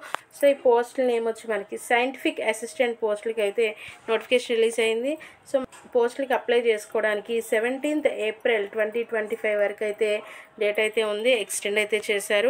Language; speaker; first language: Telugu; native; Telugu